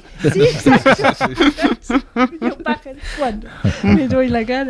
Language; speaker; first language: Spanish; non-native, fluent; English